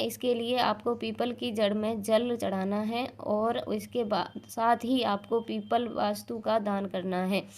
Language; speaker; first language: Hindi; native; Hindi